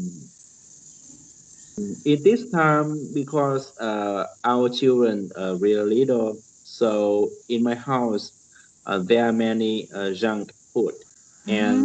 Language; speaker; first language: English; non-native, learner; Vietnamese